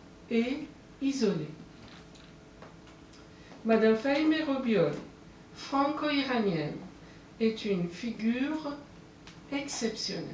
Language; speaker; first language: French; non-native, fluent; Persian